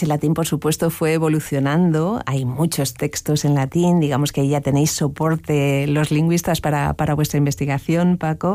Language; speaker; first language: Spanish; native; Spanish